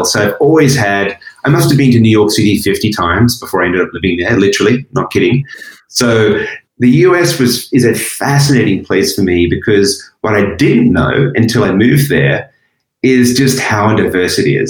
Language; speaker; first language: English; native; English